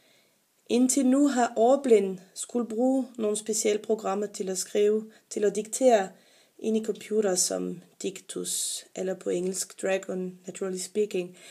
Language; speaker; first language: Danish; non-native, fluent; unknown